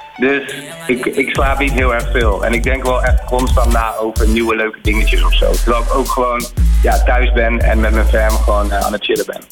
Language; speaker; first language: Dutch; native; Dutch